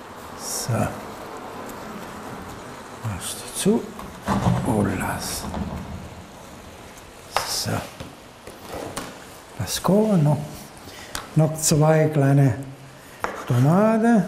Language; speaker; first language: German; non-native, learner; Italian